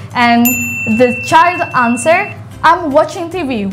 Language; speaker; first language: English; non-native, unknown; Indonesian